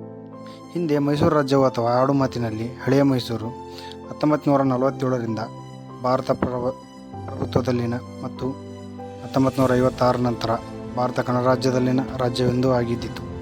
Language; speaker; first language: Kannada; native; Kannada